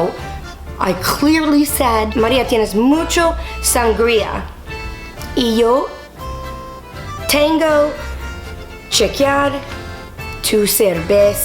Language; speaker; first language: Spanish; non-native, learner; English